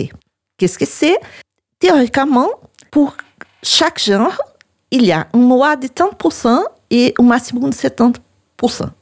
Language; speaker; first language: French; non-native, learner; Portuguese